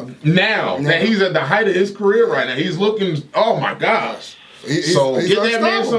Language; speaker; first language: English; native; English